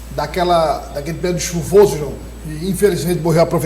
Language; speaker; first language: Portuguese; native; Portuguese